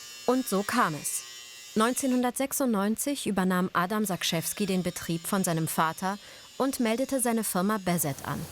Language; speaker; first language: German; native; German